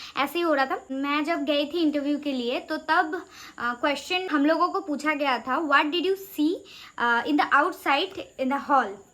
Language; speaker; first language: Hindi; non-native, local second language; Bangla